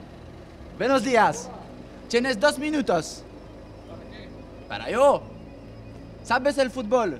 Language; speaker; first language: Spanish; non-native, learner; Polish